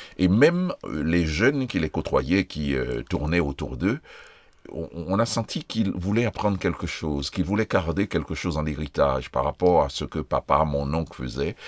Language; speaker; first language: French; non-native, local second language; Haitian Creole